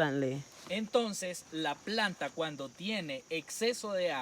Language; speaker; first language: Spanish; native; Spanish